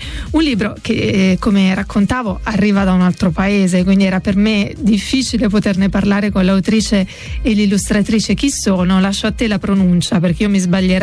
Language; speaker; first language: Italian; native; Italian